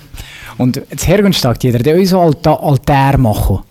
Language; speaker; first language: German; native; German